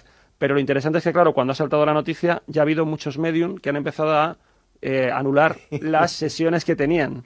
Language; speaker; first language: Spanish; native; Spanish